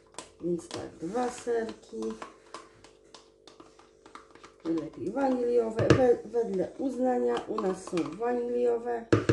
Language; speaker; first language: Polish; native; Polish